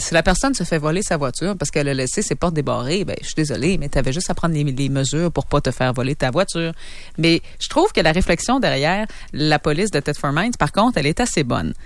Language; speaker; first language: French; native; French